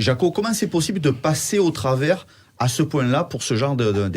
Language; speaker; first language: French; native; French